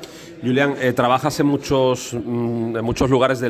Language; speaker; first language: Spanish; native; Spanish